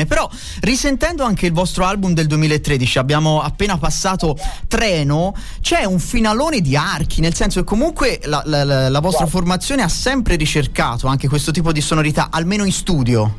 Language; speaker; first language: Italian; native; Italian